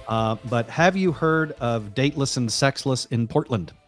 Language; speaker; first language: English; native; English